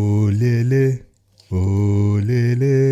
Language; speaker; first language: French; native; French